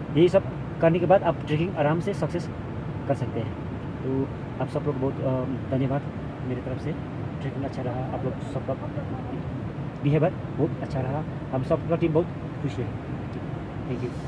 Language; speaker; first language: Hindi; non-native, local second language; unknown